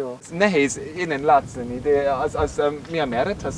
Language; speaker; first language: Hungarian; non-native, learner; English